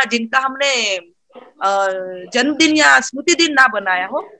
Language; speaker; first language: Hindi; non-native, local second language; Marathi